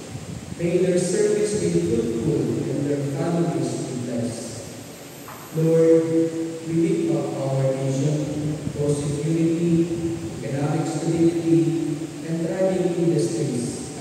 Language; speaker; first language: English; non-native, local second language; Filipino